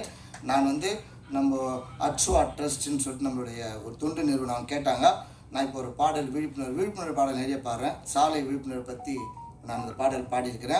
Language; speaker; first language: Tamil; native; Tamil